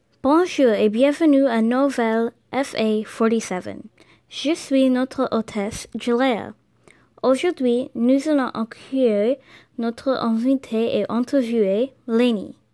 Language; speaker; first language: French; non-native, learner; English